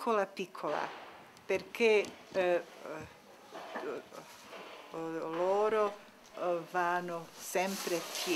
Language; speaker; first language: Italian; non-native, learner; Bosnian